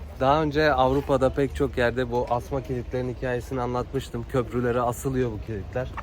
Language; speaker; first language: Turkish; native; Turkish